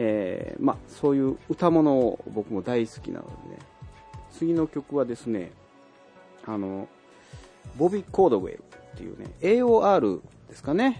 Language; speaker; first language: Japanese; native; Japanese